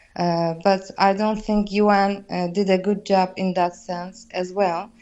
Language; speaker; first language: English; non-native, fluent; Turkish